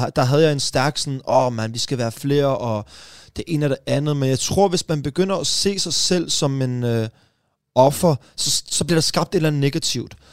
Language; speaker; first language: Danish; early bilingual, other home language; Persian